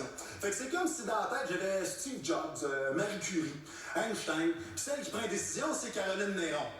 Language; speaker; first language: French; native; French